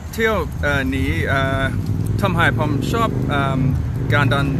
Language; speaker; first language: Thai; non-native, learner; English